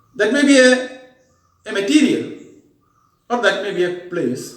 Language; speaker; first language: English; non-native, local second language; Malayalam